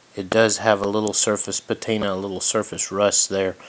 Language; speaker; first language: English; native; English